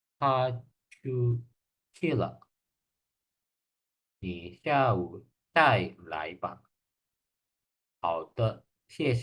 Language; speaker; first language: Chinese; non-native, learner; Indonesian